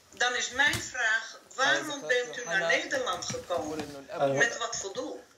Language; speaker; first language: Dutch; non-native, local second language; Western Frisian